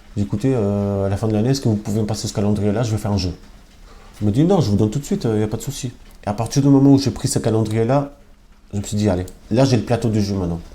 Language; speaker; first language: French; non-native, fluent; Albanian